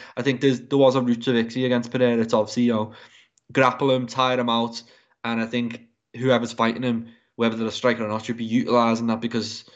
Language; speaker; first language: English; native; English